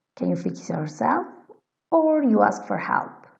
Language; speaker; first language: English; non-native, fluent; Albanian